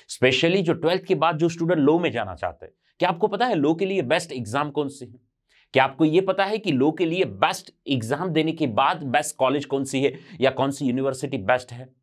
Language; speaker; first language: Hindi; non-native, local second language; Gujarati